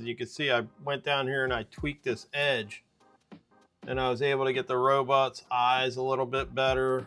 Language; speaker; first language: English; native; English